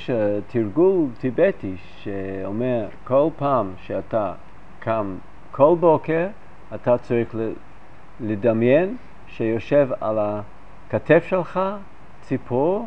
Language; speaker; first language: Hebrew; non-native, fluent; English